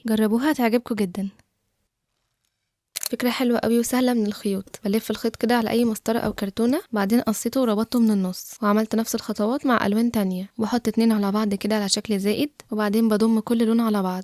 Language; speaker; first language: Arabic; native; Arabic